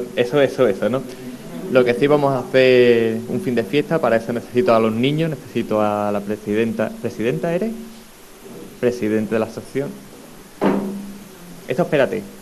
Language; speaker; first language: Spanish; native; Spanish